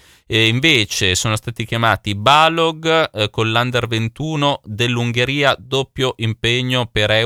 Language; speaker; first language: Italian; native; Italian